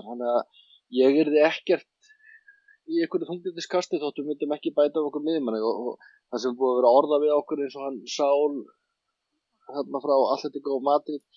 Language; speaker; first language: Icelandic; native; Icelandic